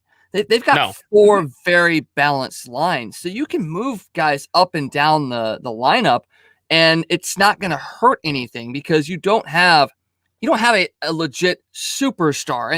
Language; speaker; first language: English; native; English